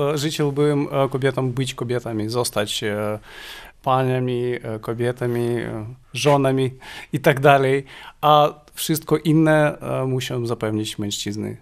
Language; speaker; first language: Polish; non-native, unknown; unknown